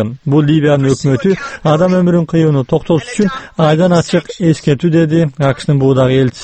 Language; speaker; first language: Kyrgyz; native; Kyrgyz